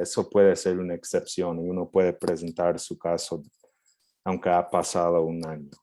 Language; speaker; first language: Spanish; non-native, fluent; English